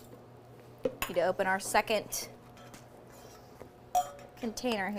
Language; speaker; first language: English; native; English